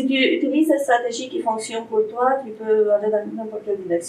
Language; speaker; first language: French; non-native, fluent; Romanian